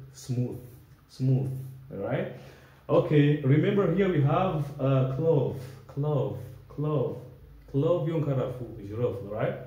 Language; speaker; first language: English; non-native, fluent; Lingala